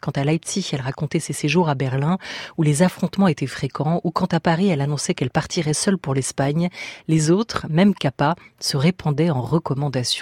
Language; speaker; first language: French; native; French